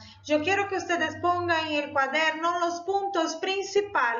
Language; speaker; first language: Spanish; non-native, fluent; Portuguese